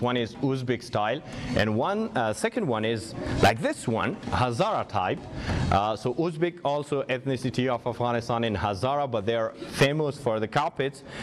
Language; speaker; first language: English; non-native, fluent; Persian